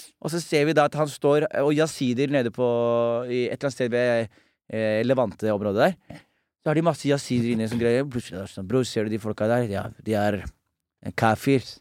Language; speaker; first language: Norwegian; early bilingual, other home language; Somali